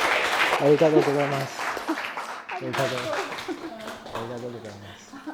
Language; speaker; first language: Japanese; non-native, learner; Chinese